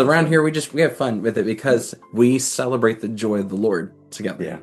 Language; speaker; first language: English; native; English